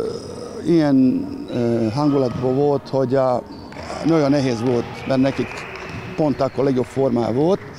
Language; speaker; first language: Hungarian; non-native, learner; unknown